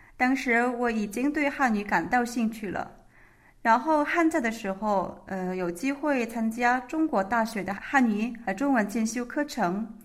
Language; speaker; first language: Chinese; non-native, fluent; Korean